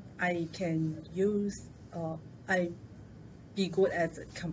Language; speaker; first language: English; non-native, learner; Chinese